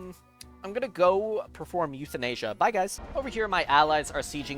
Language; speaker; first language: English; native; English